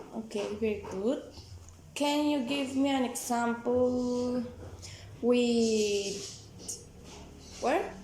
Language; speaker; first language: English; non-native, learner; Spanish